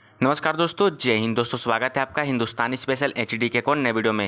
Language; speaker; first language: Hindi; native; Hindi